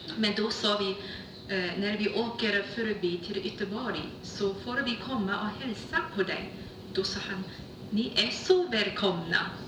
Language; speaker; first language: Swedish; non-native, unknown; Chinese